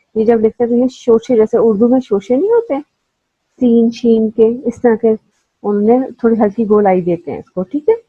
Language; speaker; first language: Urdu; native; Urdu